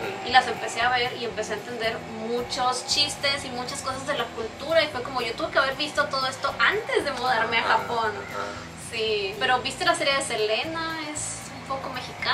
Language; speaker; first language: Spanish; native; Spanish